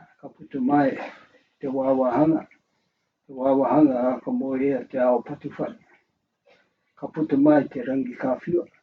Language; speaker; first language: Māori; native; Māori